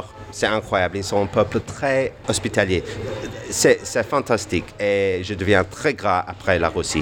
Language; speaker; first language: French; non-native, fluent; English